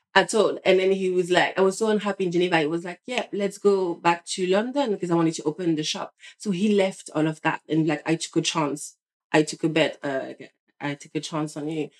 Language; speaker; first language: English; non-native, fluent; French